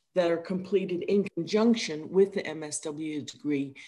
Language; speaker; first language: English; native; English